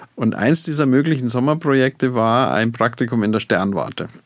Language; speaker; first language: German; native; German